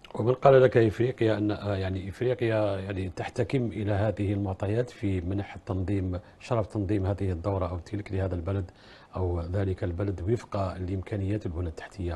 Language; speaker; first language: Arabic; native; Arabic